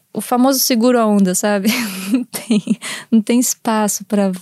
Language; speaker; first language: Portuguese; native; Portuguese